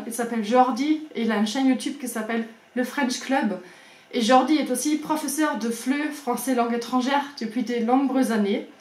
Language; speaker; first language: French; non-native, fluent; German